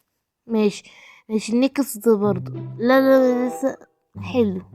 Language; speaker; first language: Arabic; native; Arabic